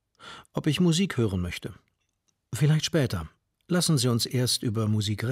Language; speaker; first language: German; native; German